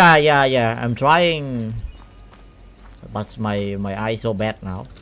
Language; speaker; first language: English; non-native, learner; Khmer